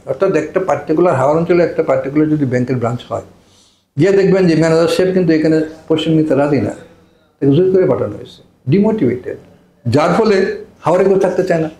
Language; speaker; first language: Bangla; native; Bangla